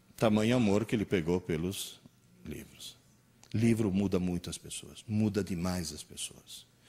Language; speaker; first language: Portuguese; early bilingual, other home language; Italian